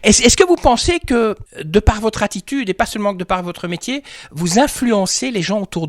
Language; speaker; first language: French; native; French